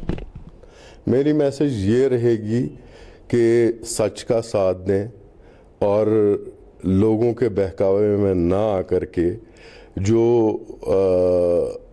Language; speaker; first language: Hindi; non-native, local second language; Kashmiri